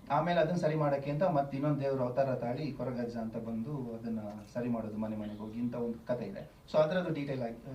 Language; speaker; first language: Kannada; non-native, local second language; Tulu